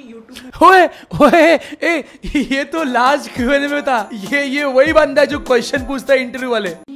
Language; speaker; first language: Hindi; native; Hindi